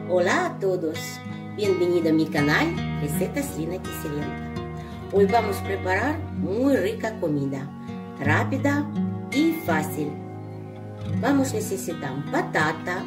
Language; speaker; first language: Spanish; non-native, learner; Ukrainian